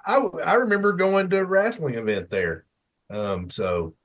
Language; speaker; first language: English; native; English